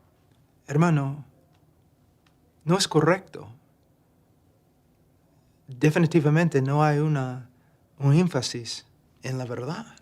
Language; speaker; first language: Spanish; non-native, fluent; English